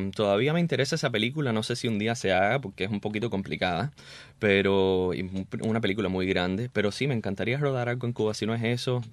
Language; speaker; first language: Spanish; early bilingual, heritage; Spanish